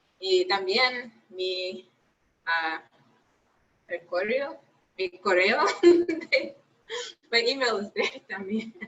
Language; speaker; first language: Spanish; non-native, learner; English